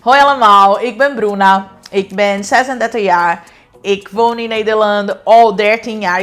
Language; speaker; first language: Dutch; non-native, fluent; Portuguese